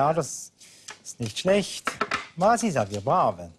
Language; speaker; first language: German; non-native, fluent; French